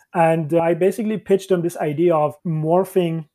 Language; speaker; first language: English; early bilingual, other home language; Persian